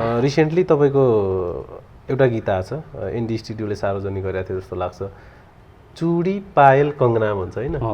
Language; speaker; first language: Nepali; non-native, local second language; Rana Tharu